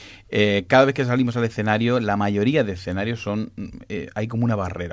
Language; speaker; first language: Spanish; native; Spanish